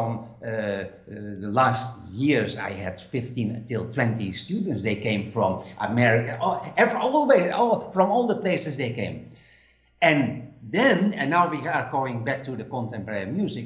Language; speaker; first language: English; non-native, fluent; Dutch